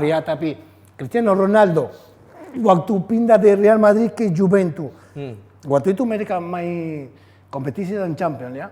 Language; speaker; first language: Indonesian; non-native, fluent; Spanish